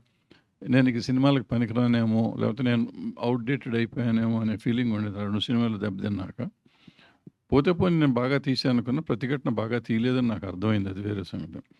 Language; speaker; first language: Telugu; native; Telugu